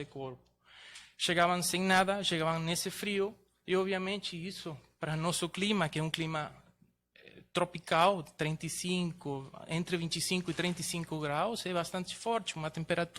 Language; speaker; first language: Portuguese; non-native, fluent; Spanish